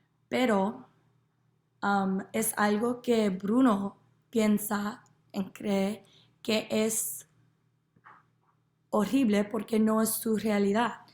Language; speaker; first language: Spanish; non-native, learner; English